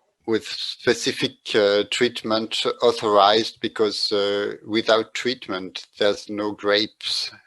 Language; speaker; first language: English; non-native, fluent; French